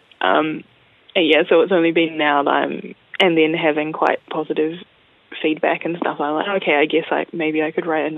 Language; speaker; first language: English; native; English